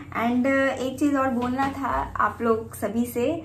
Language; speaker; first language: Hindi; non-native, local second language; Bangla